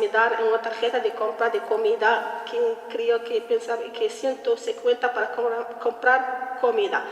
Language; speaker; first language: Spanish; non-native, learner; Arabic